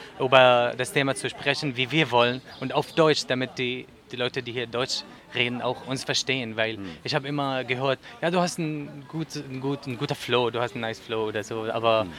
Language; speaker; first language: German; non-native, fluent; Arabic